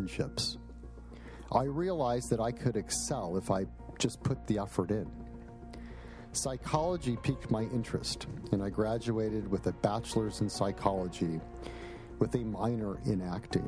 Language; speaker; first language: English; native; English